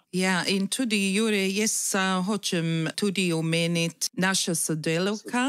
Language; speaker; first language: Slovenian; early bilingual, heritage; Slovenian